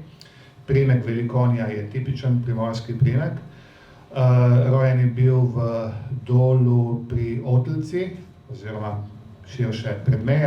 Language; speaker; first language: Slovenian; native; Slovenian